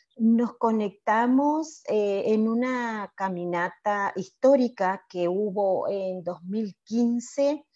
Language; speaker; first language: Spanish; native; Spanish